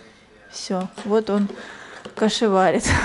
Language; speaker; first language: Russian; native; Russian